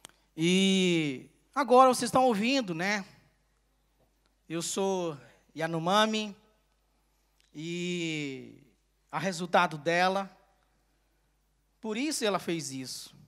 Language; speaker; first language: Portuguese; non-native, local second language; Yanomámi